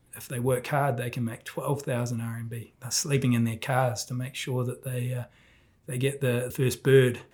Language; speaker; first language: English; native; English